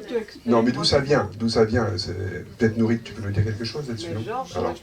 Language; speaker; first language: French; native; French